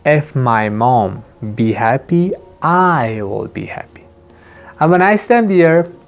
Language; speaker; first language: English; non-native, learner; Persian